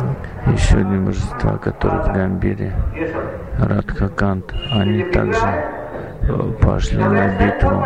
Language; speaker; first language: Russian; non-native, fluent; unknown